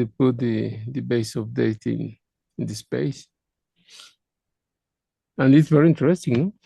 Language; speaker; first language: English; non-native, learner; Spanish